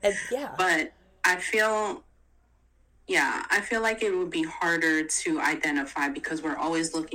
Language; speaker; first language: English; native; English